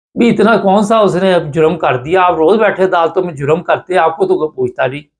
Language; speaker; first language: Urdu; non-native, local second language; Punjabi